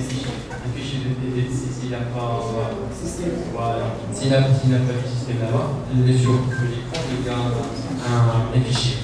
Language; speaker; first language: French; non-native, local second language; Arabic